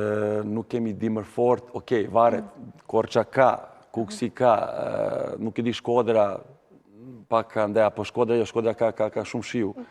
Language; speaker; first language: Albanian; non-native, learner; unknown